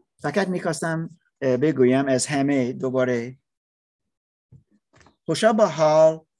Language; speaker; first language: Persian; non-native, learner; English